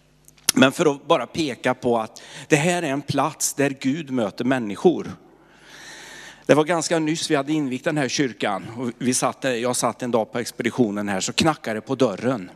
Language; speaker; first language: Swedish; native; Swedish